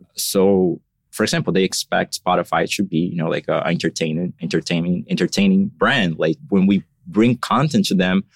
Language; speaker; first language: English; non-native, fluent; Portuguese